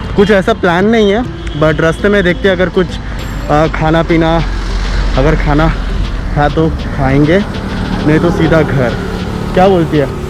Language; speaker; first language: Hindi; non-native, local second language; Bangla